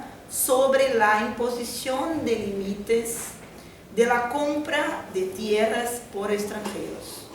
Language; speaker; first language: Spanish; non-native, fluent; Portuguese